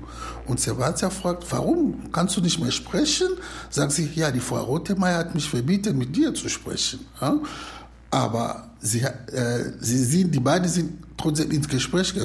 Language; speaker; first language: German; non-native, learner; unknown